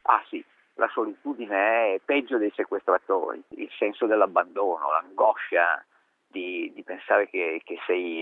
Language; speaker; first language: Italian; native; Italian